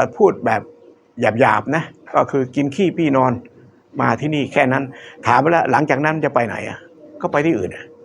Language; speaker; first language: Thai; native; Thai